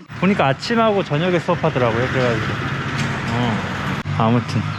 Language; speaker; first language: Korean; native; Korean